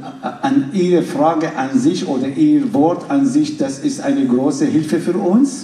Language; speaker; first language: German; non-native, fluent; Arabic